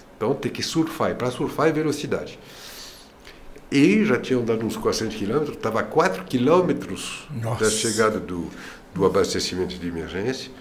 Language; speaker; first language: Portuguese; non-native, fluent; French